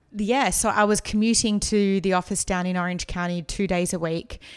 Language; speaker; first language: English; native; English